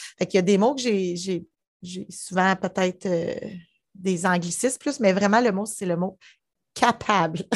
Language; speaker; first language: French; native; French